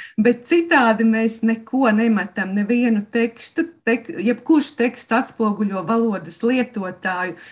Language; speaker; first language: Latvian; native; Latvian